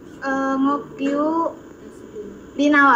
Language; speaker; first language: Cantonese; non-native, learner; Indonesian